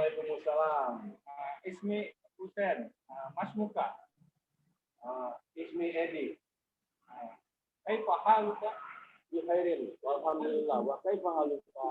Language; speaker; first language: Arabic; non-native, learner; Indonesian